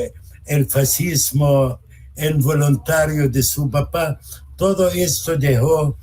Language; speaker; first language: Spanish; non-native, fluent; Arabic